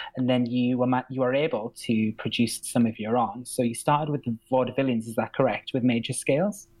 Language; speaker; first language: English; native; English